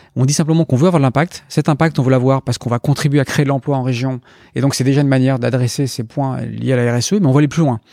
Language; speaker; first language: French; native; French